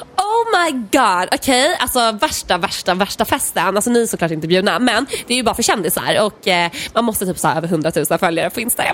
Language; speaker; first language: Swedish; early bilingual, other home language; Polish